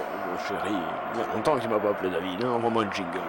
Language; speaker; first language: French; native; French